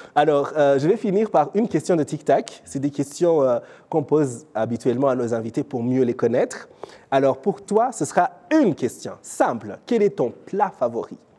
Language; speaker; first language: French; non-native, local second language; Kinyarwanda